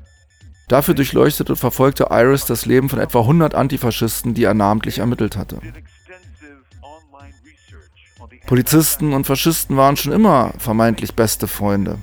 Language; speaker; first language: German; native; German